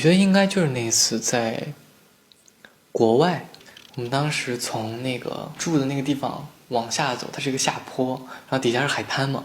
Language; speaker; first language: Chinese; native; Chinese